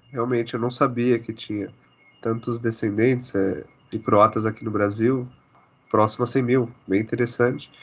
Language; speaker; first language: Portuguese; native; Portuguese